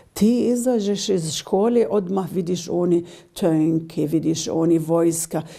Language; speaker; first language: Croatian; non-native, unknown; Arabic